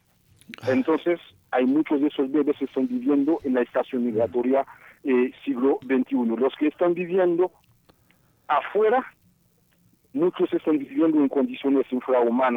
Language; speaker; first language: Spanish; non-native, fluent; Haitian Creole